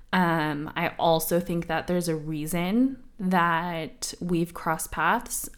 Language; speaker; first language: English; native; English